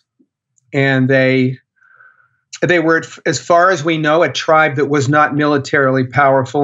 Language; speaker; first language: English; native; English